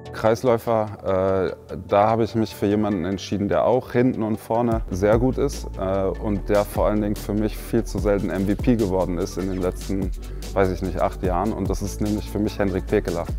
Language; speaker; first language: German; native; German